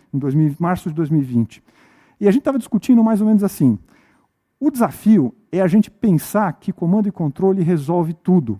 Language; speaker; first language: Portuguese; native; Portuguese